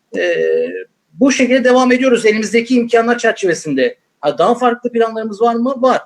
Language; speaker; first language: Turkish; native; Turkish